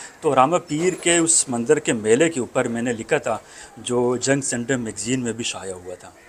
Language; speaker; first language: Urdu; native; Urdu